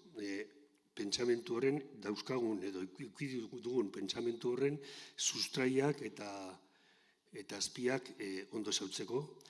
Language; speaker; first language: Basque; native; Basque